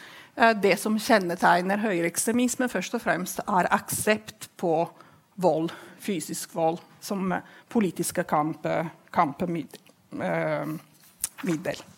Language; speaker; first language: Norwegian; non-native, fluent; Italian